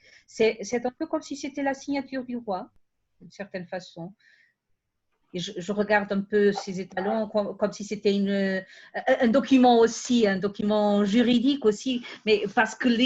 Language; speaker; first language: French; non-native, fluent; Portuguese